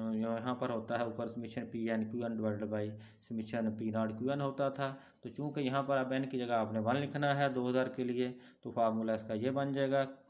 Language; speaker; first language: Urdu; non-native, local second language; Punjabi